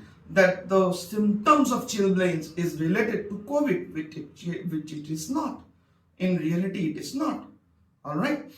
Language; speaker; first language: English; non-native, local second language; Bangla